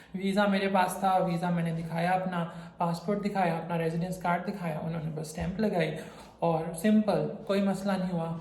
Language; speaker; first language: Urdu; non-native, local second language; Saraiki